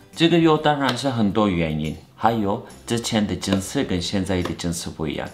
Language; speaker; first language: Chinese; non-native, fluent; Turkish